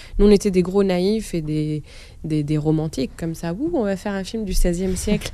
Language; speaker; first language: French; non-native, local second language; Arabic